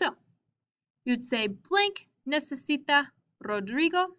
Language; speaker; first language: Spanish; non-native, fluent; English